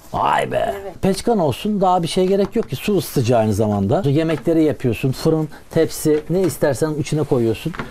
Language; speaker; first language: Turkish; native; Turkish